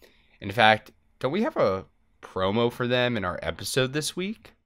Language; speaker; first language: English; native; English